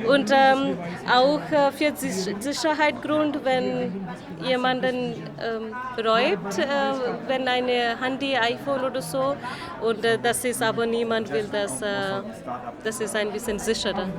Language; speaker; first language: German; non-native, learner; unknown